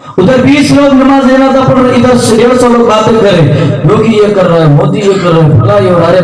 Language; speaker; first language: Urdu; non-native, local second language; Gujarati